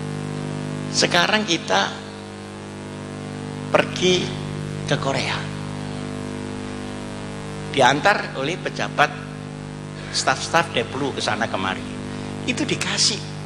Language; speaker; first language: Indonesian; non-native, local second language; Javanese